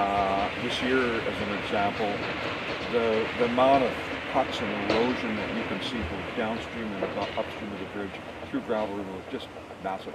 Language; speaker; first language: English; native; English